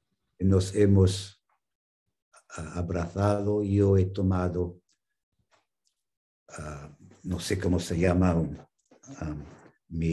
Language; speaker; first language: Spanish; non-native, fluent; English